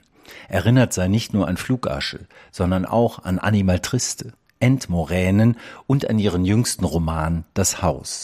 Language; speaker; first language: German; native; German